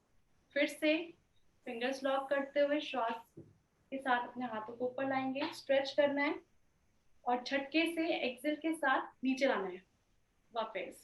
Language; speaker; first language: Hindi; native; Hindi